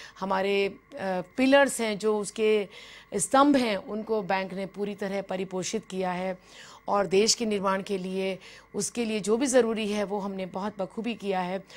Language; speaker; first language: Hindi; native; Hindi